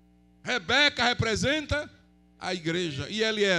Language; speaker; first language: Portuguese; native; Portuguese